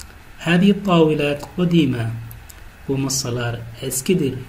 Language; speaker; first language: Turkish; non-native, fluent; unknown